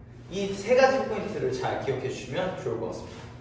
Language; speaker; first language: Korean; native; Korean